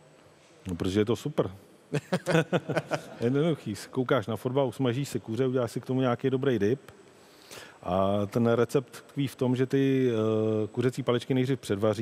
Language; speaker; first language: Czech; native; Czech